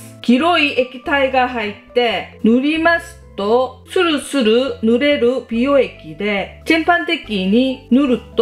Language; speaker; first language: Japanese; non-native, fluent; Korean